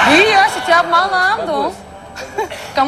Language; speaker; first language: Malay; non-native, learner; Russian